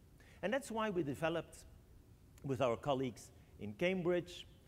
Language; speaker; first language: English; non-native, fluent; French